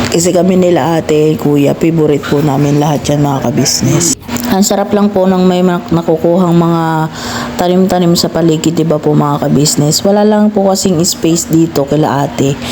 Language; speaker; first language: Filipino; non-native, local second language; Iloko